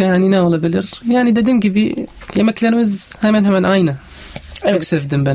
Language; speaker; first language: Turkish; non-native, learner; Arabic